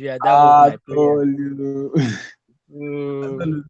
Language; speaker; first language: English; non-native, local second language; Yoruba